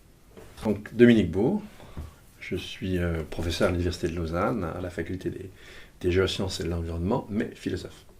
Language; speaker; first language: French; native; French